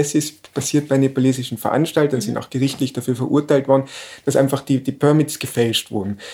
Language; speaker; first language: German; native; German